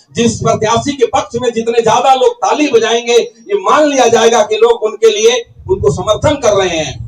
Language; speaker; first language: Hindi; native; Hindi